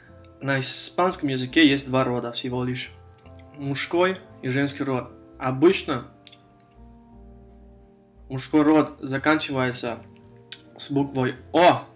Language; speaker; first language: Russian; non-native, fluent; Spanish